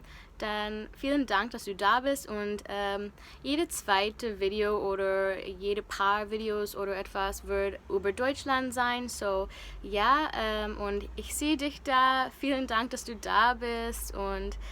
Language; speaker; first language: German; non-native, learner; English